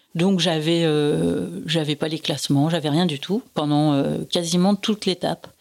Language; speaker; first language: French; native; French